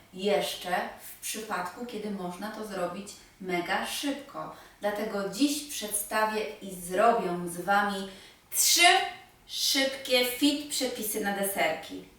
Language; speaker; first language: Polish; native; Polish